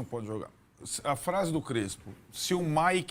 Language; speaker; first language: Portuguese; native; Portuguese